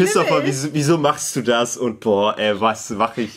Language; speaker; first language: German; native; German